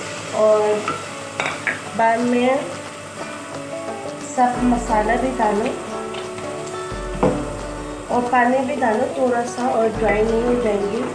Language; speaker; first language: Hindi; non-native, learner; Filipino